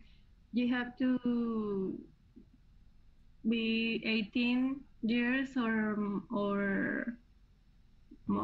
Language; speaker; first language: English; non-native, learner; Spanish